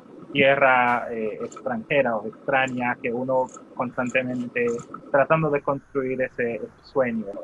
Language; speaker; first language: Spanish; non-native, fluent; Haitian Creole